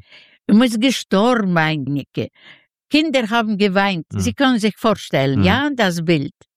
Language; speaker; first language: German; non-native, learner; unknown